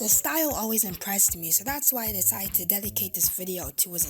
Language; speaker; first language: English; native; English